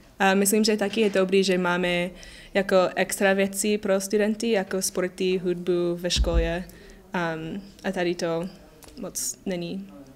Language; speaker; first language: Czech; non-native, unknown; English